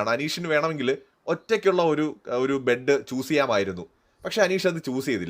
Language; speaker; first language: Malayalam; native; Malayalam